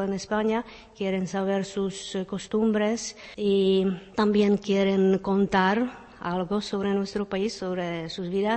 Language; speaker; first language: Spanish; non-native, fluent; Czech